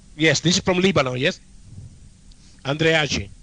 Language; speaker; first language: English; non-native, learner; Italian